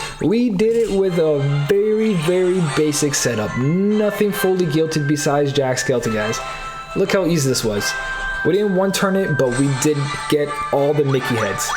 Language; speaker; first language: English; native; English